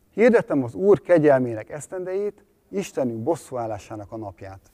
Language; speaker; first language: Hungarian; native; Hungarian